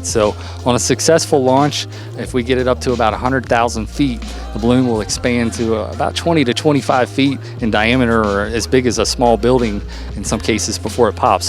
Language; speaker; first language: English; native; English